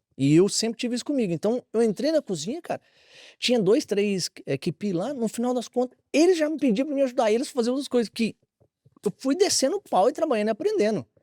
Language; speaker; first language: Portuguese; native; Portuguese